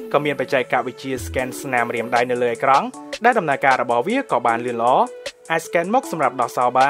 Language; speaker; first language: Khmer; native; Khmer